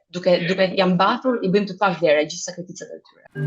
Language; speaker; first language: Albanian; native; Albanian